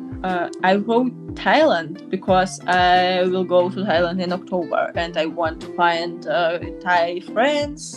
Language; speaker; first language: English; non-native, learner; Russian